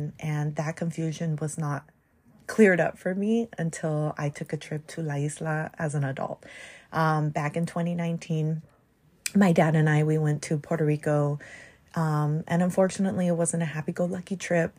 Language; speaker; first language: English; native; English